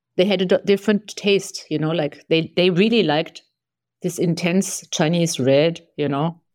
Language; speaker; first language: English; non-native, fluent; German